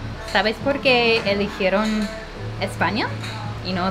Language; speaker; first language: Spanish; non-native, fluent; English